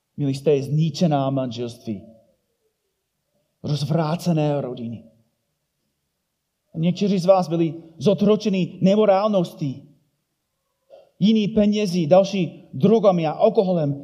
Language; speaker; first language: Czech; non-native, fluent; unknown